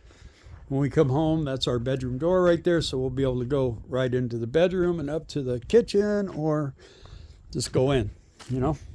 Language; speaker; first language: English; native; English